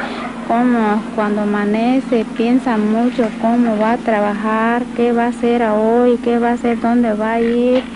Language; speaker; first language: Spanish; non-native, local second language; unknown